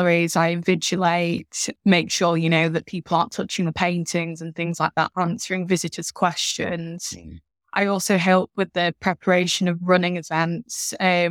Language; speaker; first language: English; native; English